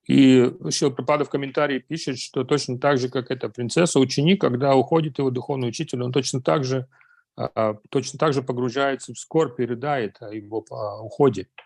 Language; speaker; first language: Russian; native; Russian